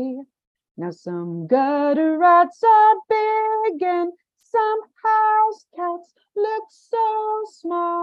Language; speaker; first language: English; native; English